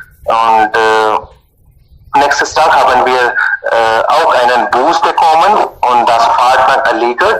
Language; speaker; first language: German; non-native, learner; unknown